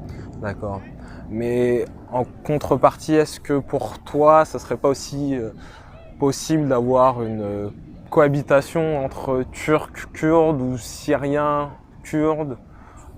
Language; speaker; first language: French; native; French